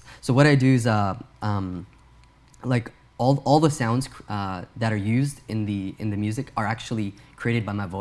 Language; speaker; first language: English; early bilingual, other home language; Urdu